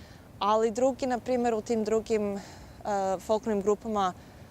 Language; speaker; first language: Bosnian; early bilingual, heritage; Bosnian